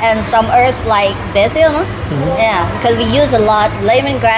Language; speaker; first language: English; non-native, learner; Thai